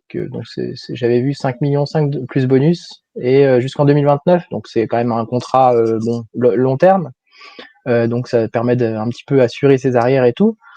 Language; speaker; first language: French; native; French